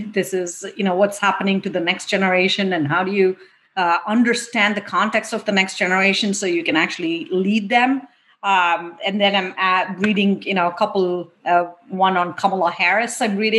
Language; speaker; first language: English; non-native, local second language; Tamil